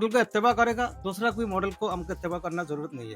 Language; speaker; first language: Hindi; non-native, fluent; Bangla